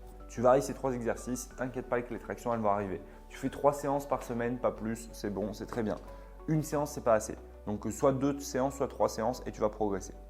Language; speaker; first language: French; native; French